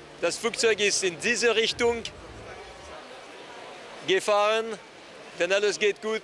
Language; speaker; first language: German; non-native, local second language; French